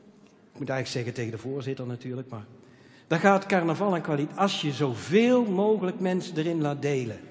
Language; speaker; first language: Dutch; native; Dutch